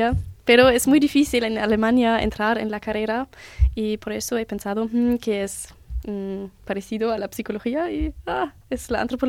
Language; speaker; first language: Spanish; non-native, learner; German